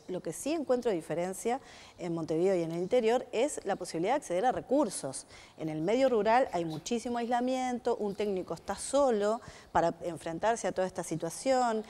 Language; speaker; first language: Spanish; native; Spanish